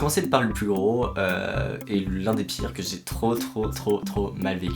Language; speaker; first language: French; native; French